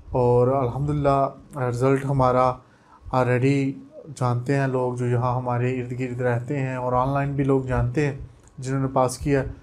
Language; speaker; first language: Urdu; non-native, local second language; Punjabi